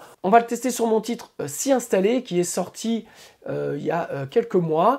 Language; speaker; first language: French; native; French